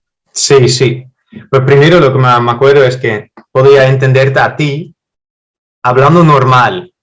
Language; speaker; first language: Spanish; non-native, fluent; Dutch